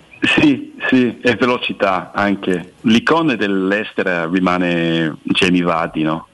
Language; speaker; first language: Italian; non-native, fluent; English